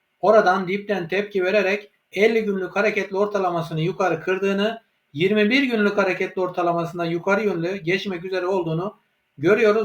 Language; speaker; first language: Turkish; native; Turkish